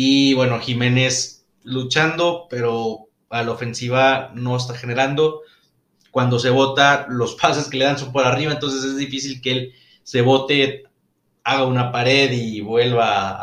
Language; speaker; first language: Spanish; native; Spanish